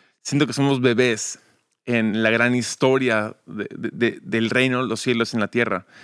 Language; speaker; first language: Spanish; early bilingual, other home language; English